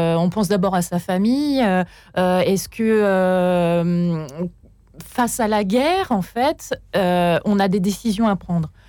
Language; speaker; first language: French; native; French